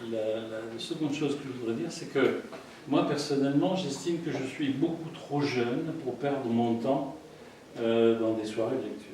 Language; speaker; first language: French; native; French